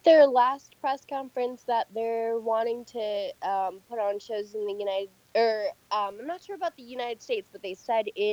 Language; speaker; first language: English; native; English